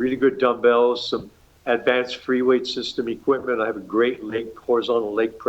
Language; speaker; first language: English; native; English